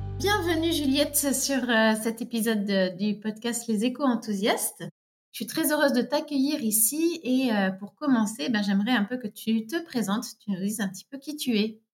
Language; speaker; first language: French; native; French